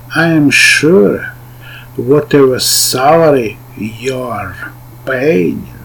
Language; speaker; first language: English; non-native, learner; Russian